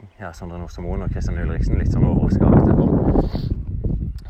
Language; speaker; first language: Norwegian; native; Norwegian